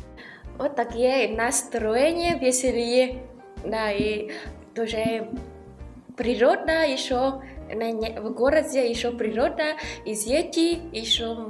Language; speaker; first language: Russian; non-native, learner; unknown